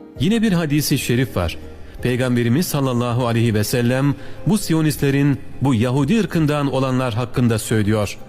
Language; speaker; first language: Turkish; native; Turkish